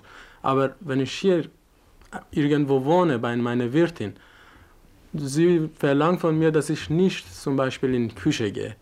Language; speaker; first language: German; non-native, fluent; Persian